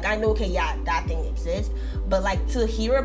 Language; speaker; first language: English; non-native, fluent; French